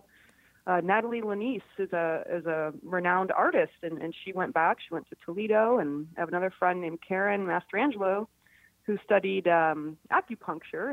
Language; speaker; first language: English; native; English